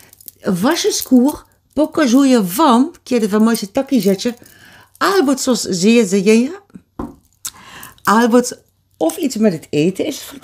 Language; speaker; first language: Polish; early bilingual, heritage; Polish